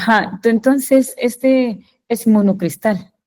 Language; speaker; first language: Spanish; non-native, fluent; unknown